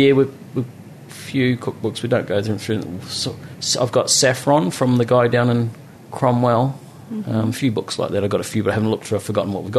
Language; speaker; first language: English; native; English